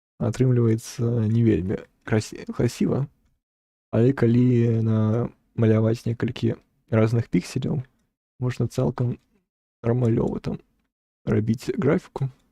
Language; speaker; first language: Belarusian; non-native, local second language; Russian